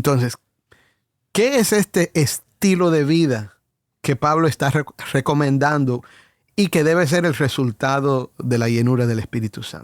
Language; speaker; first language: Spanish; native; Spanish